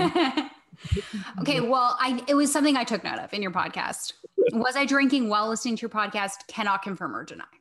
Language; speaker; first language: English; native; English